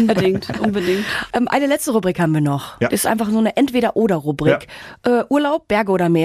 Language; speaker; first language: German; native; German